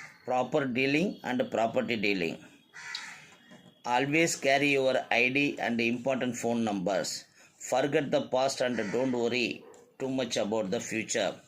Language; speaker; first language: English; non-native, local second language; Tamil